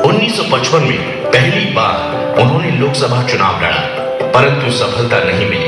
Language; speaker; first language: Hindi; native; Hindi